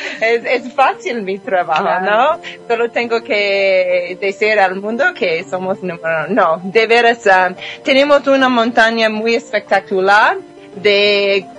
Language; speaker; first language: Spanish; non-native, fluent; English